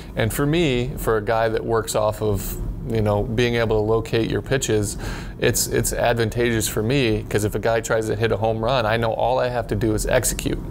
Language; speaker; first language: English; native; English